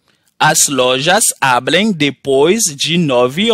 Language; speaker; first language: Portuguese; non-native, fluent; Haitian Creole